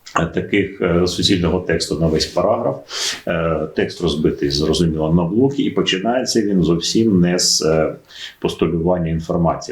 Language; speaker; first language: Ukrainian; native; Ukrainian